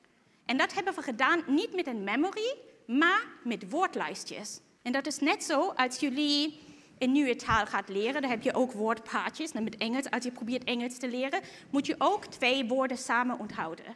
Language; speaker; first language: Dutch; non-native, fluent; German